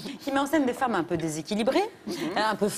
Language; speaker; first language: French; native; French